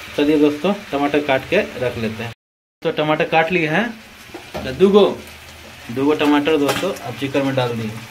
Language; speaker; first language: Hindi; native; Hindi